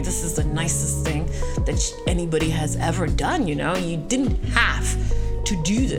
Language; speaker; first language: English; non-native, fluent; French